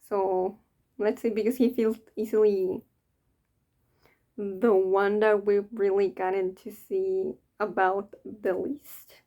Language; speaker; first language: English; native; English